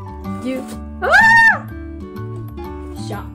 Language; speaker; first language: Japanese; native; Japanese